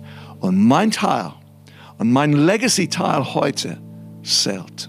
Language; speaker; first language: German; non-native, fluent; English